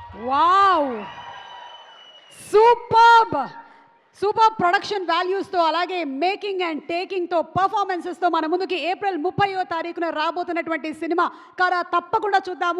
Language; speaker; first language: Telugu; native; Telugu